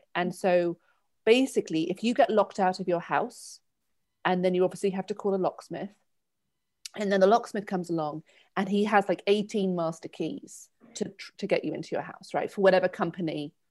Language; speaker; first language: English; native; English